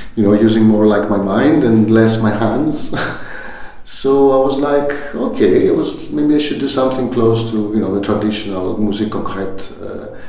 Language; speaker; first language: English; non-native, fluent; Greek